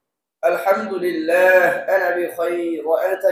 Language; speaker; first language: Arabic; non-native, learner; Bangla